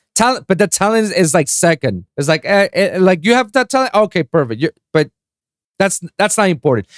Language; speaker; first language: English; non-native, local second language; Spanish